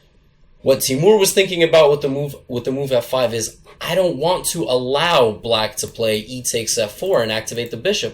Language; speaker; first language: English; native; English